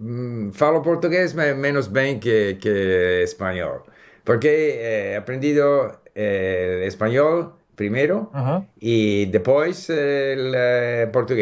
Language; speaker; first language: Spanish; non-native, learner; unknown